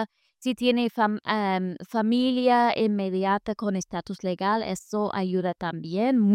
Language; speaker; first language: Spanish; non-native, fluent; English